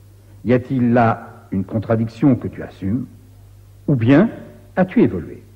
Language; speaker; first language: French; native; French